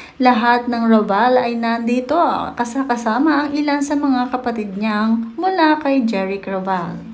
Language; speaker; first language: Filipino; native; Filipino